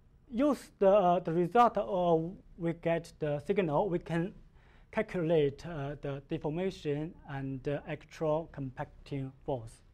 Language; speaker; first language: English; non-native, learner; Chinese